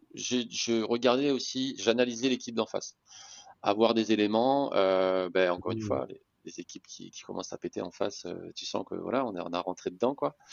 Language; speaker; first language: French; native; French